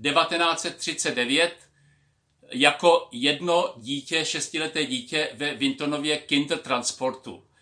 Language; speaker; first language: Czech; native; Czech